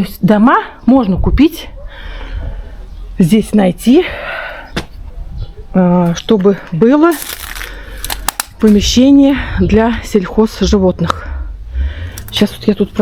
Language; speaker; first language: Russian; native; Russian